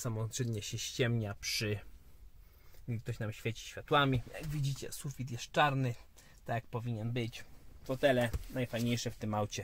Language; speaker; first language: Polish; native; Polish